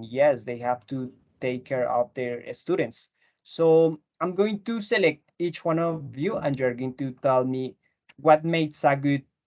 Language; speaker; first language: English; non-native, fluent; Spanish